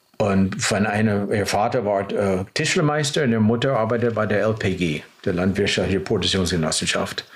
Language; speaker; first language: German; non-native, fluent; English